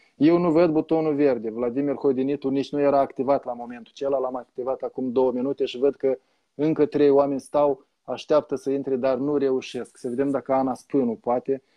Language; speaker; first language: Romanian; native; Romanian